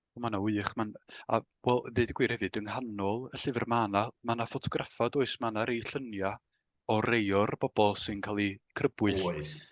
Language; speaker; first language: Welsh; native; Welsh